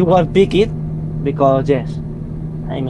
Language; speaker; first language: English; non-native, learner; Spanish